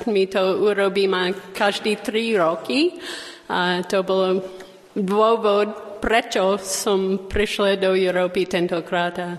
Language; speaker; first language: Slovak; non-native, learner; English